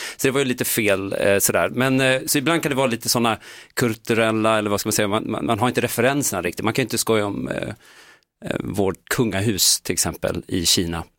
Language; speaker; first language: Swedish; native; Swedish